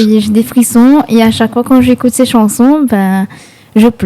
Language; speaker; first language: French; non-native, local second language; Réunion Creole French